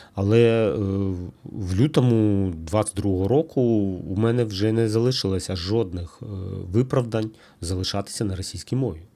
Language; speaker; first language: Ukrainian; non-native, local second language; Russian